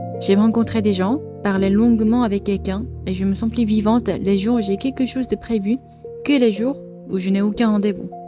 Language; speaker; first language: French; non-native, fluent; Korean